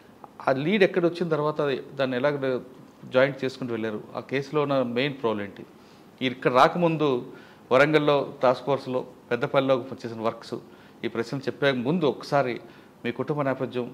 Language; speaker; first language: Telugu; native; Telugu